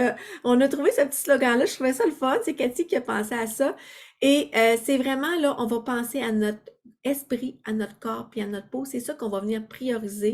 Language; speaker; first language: French; native; French